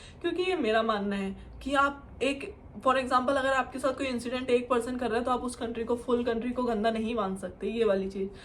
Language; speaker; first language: Hindi; native; Hindi